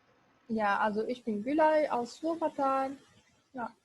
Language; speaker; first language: German; non-native, fluent; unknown